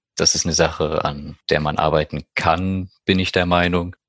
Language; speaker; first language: German; native; German